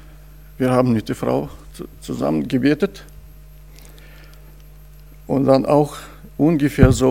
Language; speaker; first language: German; non-native, fluent; Russian